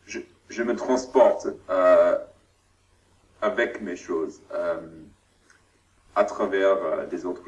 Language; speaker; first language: French; non-native, learner; German